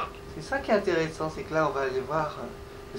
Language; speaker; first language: French; native; French